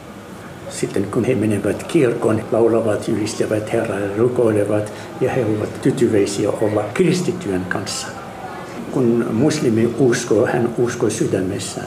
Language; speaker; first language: Finnish; non-native, fluent; Arabic